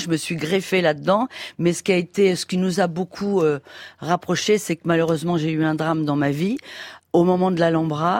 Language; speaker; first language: French; native; French